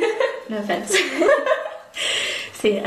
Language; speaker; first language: Spanish; non-native, learner; English